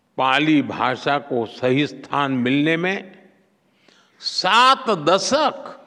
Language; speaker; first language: Hindi; non-native, local second language; Gujarati